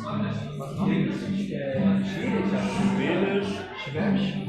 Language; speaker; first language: German; non-native, learner; Portuguese